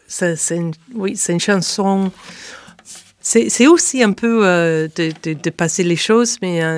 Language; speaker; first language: French; non-native, fluent; English